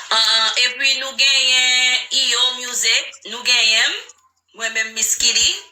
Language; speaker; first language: Haitian Creole; early bilingual, heritage; Haitian Creole